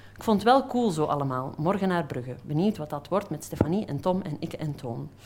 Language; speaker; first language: Dutch; native; Dutch